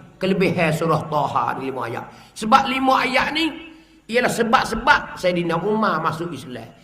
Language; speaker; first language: Malay; native; Malay